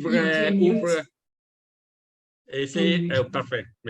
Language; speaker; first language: French; non-native, learner; Italian